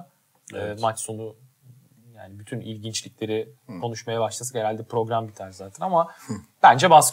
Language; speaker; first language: Turkish; native; Turkish